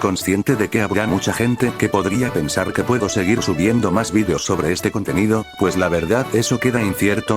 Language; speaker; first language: Spanish; native; Spanish